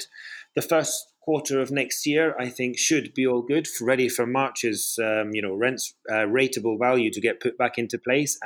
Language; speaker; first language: English; native; English